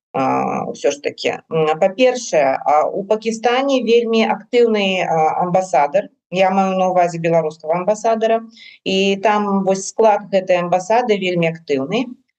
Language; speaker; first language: Belarusian; non-native, local second language; Russian